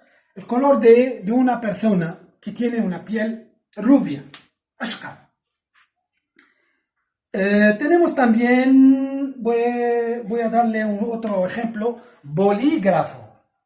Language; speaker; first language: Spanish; non-native, fluent; Arabic